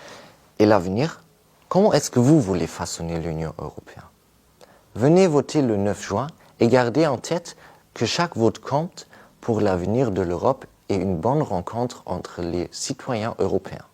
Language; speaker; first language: French; non-native, fluent; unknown